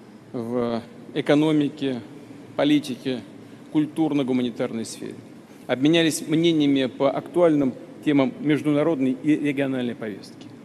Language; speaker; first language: Russian; native; Russian